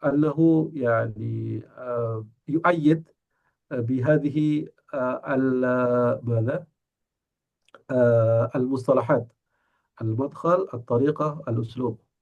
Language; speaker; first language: Arabic; non-native, fluent; Indonesian